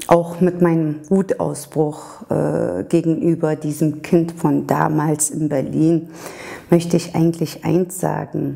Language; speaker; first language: German; early bilingual, other home language; Turkish